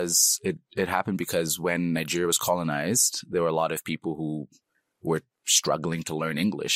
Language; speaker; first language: English; native; English